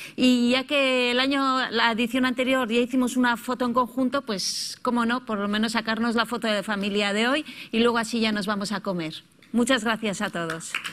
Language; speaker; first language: Spanish; native; Spanish